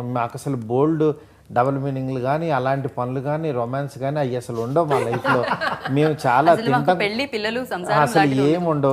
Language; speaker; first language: Telugu; native; Telugu